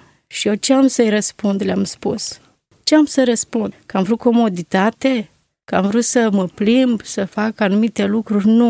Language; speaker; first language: Romanian; native; Romanian